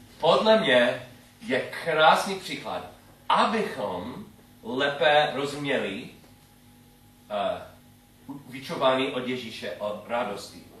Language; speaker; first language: Czech; non-native, learner; English